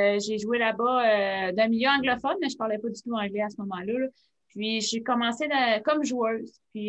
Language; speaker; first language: French; native; French